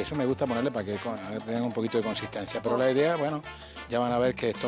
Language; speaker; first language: Spanish; native; Spanish